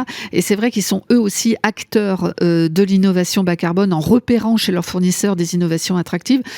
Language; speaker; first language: French; native; French